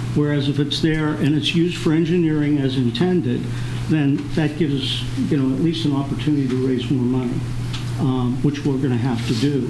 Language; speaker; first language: English; native; English